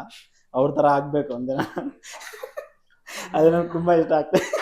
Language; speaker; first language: Kannada; non-native, local second language; Telugu